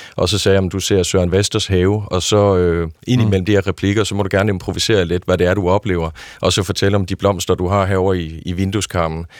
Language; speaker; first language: Danish; native; Danish